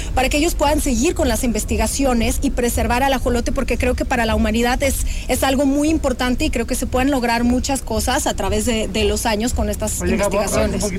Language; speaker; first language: Spanish; non-native, fluent; Russian